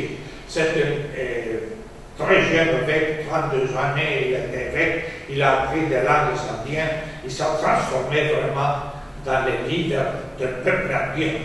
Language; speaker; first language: French; non-native, fluent; Spanish